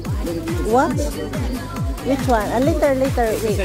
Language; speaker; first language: English; non-native, learner; Filipino